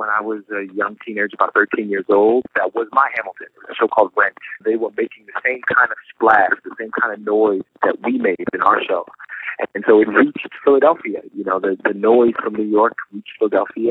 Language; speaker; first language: English; native; English